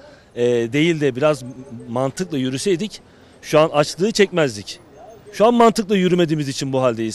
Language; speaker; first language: Turkish; native; Turkish